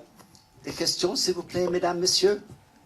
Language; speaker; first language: French; non-native, learner; English